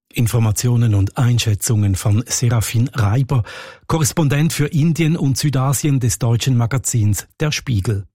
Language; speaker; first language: German; native; German